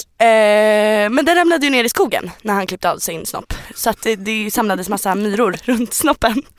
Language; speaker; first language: Swedish; native; Swedish